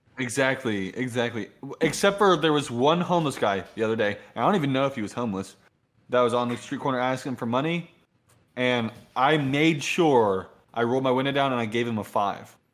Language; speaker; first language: English; native; English